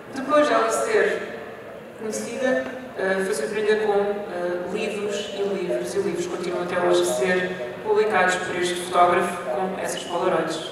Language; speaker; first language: Portuguese; native; Portuguese